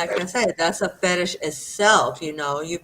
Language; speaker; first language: English; native; English